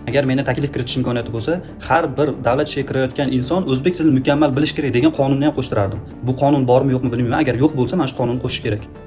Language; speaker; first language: Uzbek; native; Uzbek